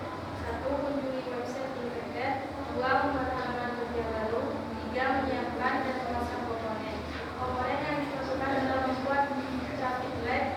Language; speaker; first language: Indonesian; native; Indonesian